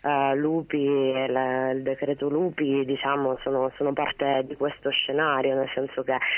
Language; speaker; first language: Italian; native; Italian